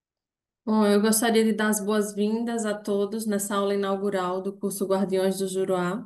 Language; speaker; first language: Portuguese; native; Portuguese